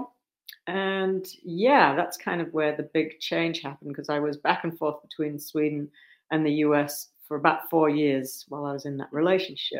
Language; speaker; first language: English; native; English